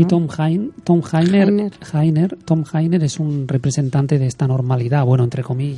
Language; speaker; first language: Spanish; native; Spanish